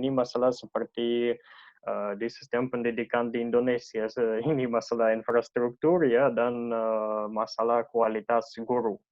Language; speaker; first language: Indonesian; non-native, fluent; Russian